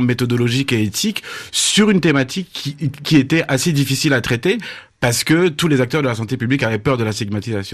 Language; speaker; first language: French; native; French